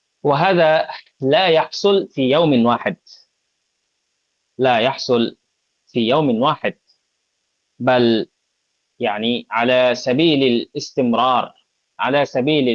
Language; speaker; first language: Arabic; non-native, fluent; Bangla